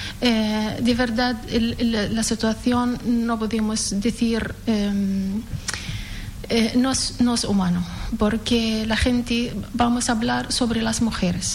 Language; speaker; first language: Spanish; non-native, learner; Arabic